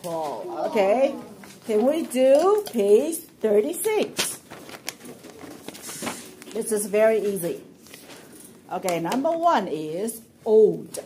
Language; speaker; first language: English; non-native, fluent; Chinese